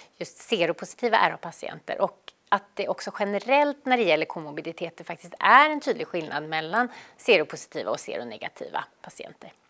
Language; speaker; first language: Swedish; native; Swedish